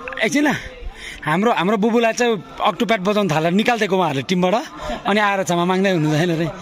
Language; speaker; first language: Nepali; native; Nepali